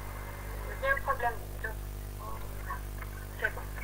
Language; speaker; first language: French; non-native, learner; Arabic